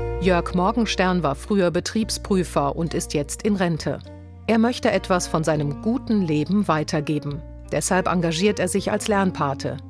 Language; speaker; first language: German; native; German